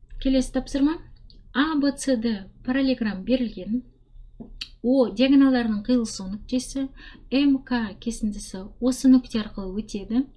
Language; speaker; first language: Kazakh; native; Kazakh